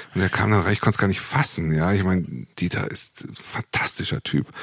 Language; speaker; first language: German; native; German